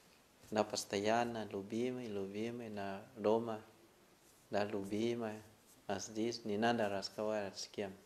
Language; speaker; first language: Russian; non-native, learner; Thai